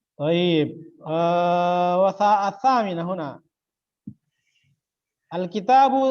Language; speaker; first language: Arabic; non-native, fluent; Indonesian